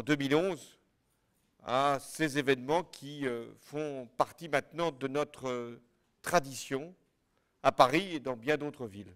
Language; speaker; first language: French; native; French